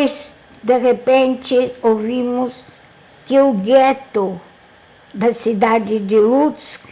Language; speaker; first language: Portuguese; non-native, fluent; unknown